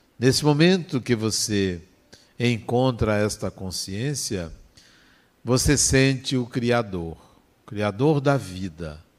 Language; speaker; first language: Portuguese; native; Portuguese